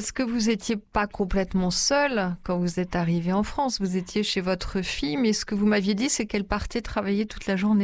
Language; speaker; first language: French; native; French